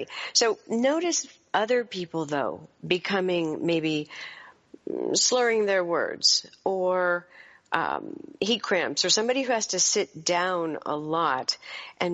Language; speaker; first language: English; native; English